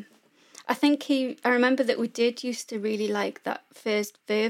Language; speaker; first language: English; native; English